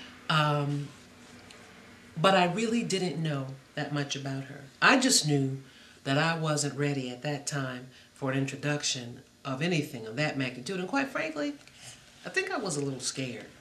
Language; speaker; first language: English; native; English